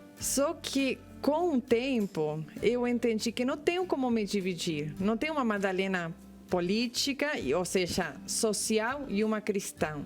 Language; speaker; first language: Portuguese; non-native, fluent; Spanish